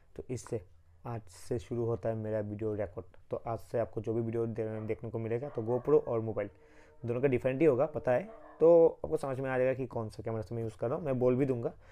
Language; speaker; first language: Hindi; non-native, local second language; Bangla